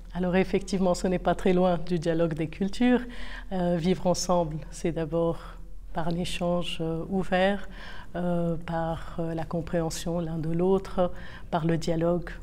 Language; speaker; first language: French; non-native, local second language; Arabic